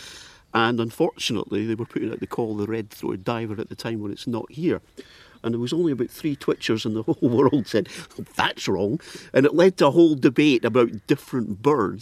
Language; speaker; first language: English; native; English